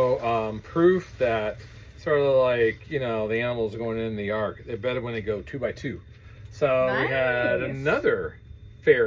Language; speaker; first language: English; native; English